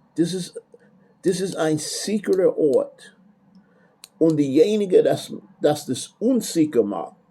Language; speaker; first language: German; non-native, learner; English